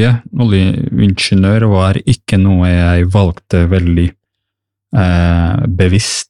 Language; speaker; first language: Norwegian; early bilingual, other home language; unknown